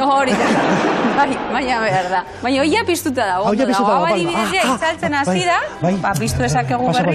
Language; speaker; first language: Basque; non-native, local second language; Spanish